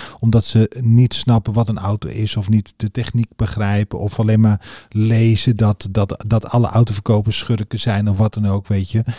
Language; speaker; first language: Dutch; native; Dutch